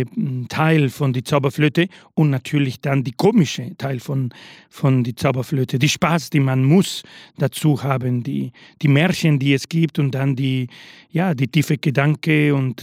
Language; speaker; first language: German; non-native, learner; Spanish